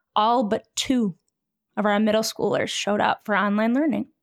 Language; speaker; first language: English; native; English